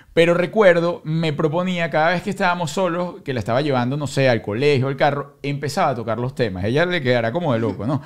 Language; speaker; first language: Spanish; native; Spanish